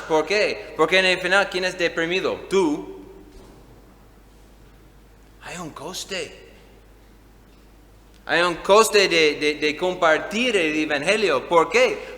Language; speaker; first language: Spanish; non-native, fluent; English